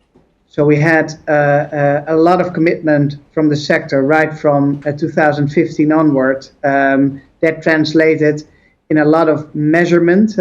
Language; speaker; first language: English; non-native, fluent; Dutch